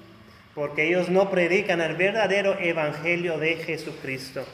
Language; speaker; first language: Spanish; non-native, fluent; German